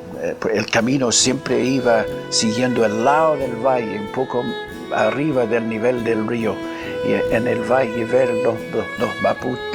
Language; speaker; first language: Spanish; non-native, fluent; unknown